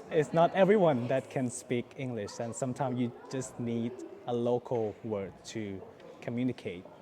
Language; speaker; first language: English; non-native, fluent; Thai